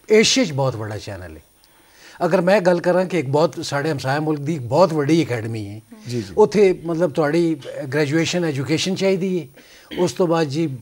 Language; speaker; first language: Punjabi; non-native, local second language; Pashto